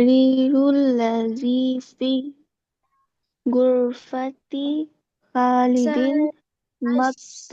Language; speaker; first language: Arabic; non-native, learner; Bangla